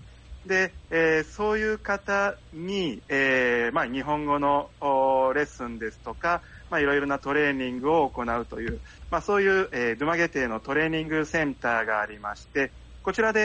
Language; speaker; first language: Japanese; native; Japanese